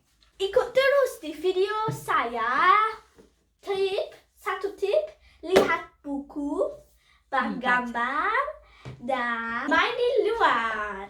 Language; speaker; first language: Indonesian; early bilingual, heritage; Indonesian